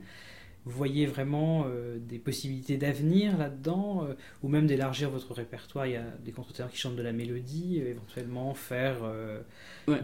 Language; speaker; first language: French; native; French